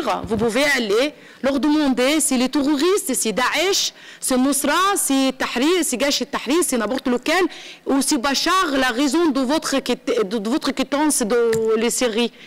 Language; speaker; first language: French; non-native, learner; Arabic